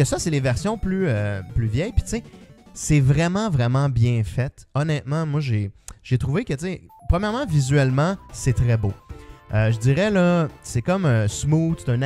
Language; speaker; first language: French; native; French